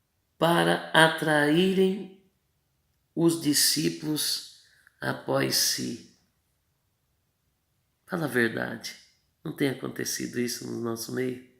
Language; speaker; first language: Portuguese; native; Portuguese